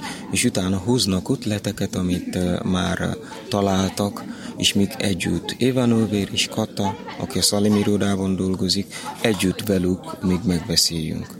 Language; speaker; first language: Hungarian; non-native, learner; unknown